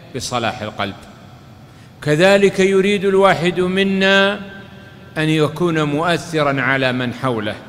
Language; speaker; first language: Arabic; native; Arabic